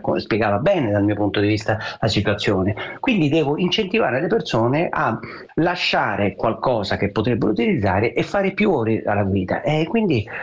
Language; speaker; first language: Italian; native; Italian